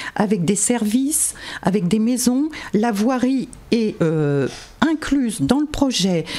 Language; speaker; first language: French; native; French